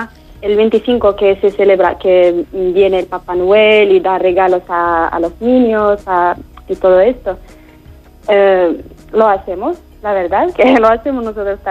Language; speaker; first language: Spanish; non-native, fluent; Arabic